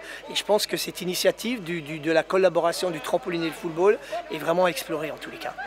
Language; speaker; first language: French; native; French